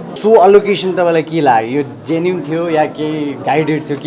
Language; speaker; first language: Nepali; native; Nepali